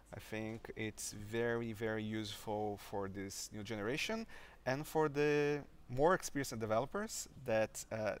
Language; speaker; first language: English; non-native, fluent; Portuguese